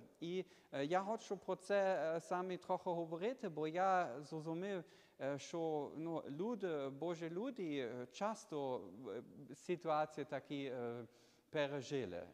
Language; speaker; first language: Ukrainian; non-native, learner; German